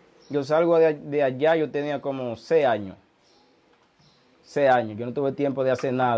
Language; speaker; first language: Spanish; early bilingual, other home language; Haitian Creole